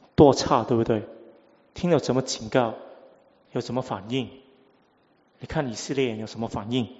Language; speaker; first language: Chinese; non-native, local second language; Cantonese